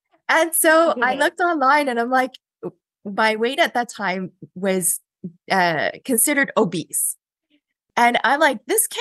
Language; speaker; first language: English; native; English